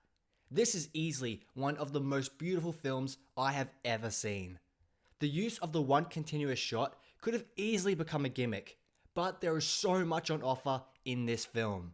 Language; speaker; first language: English; native; English